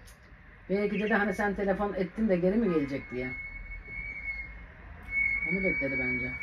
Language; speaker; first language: Turkish; native; Turkish